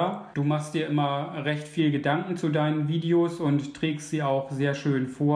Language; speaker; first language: German; native; German